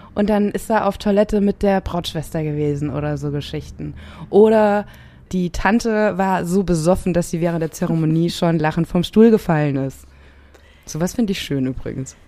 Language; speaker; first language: German; native; German